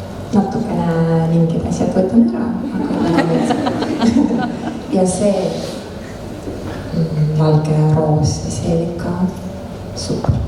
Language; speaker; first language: Estonian; non-native, local second language; Russian